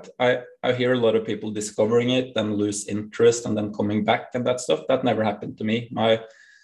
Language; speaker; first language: English; non-native, fluent; Norwegian